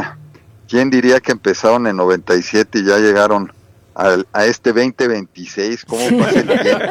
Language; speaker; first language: Spanish; native; Spanish